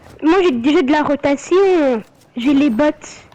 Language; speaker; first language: French; native; French